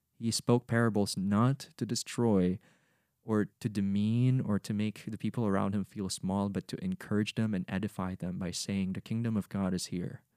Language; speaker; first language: English; non-native, local second language; Cebuano